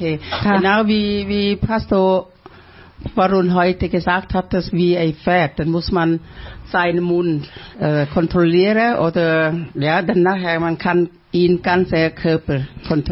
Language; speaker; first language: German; non-native, fluent; Thai